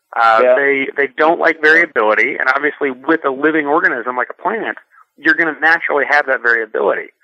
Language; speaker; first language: English; native; English